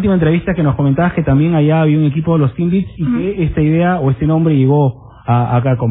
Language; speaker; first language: Spanish; native; Spanish